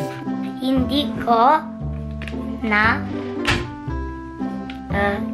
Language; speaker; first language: Filipino; early bilingual, heritage; Filipino